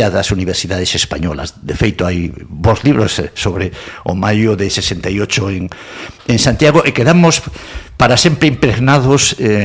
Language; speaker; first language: Galician; non-native, local second language; Spanish